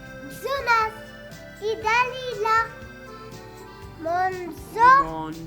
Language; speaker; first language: French; non-native, learner; Arabic